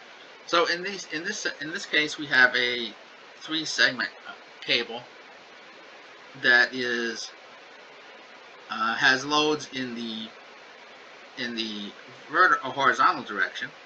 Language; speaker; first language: English; native; English